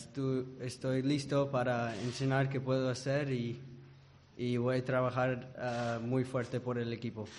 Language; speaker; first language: Spanish; early bilingual, heritage; English